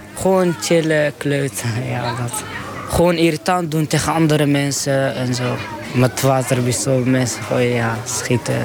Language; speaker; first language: Dutch; non-native, learner; Arabic